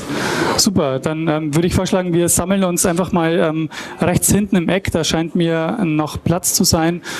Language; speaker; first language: German; native; German